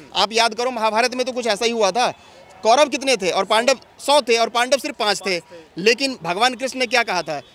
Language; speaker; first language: Hindi; native; Hindi